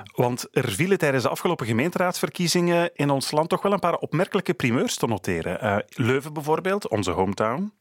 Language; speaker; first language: Dutch; native; Dutch